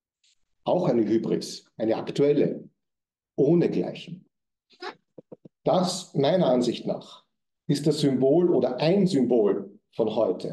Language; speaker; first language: German; native; German